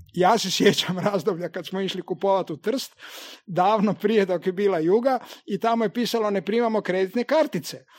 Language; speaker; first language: Croatian; native; Croatian